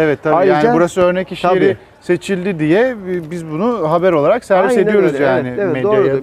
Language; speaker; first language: Turkish; native; Turkish